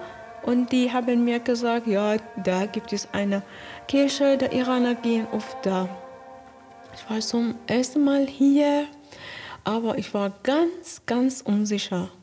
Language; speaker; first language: German; non-native, learner; Persian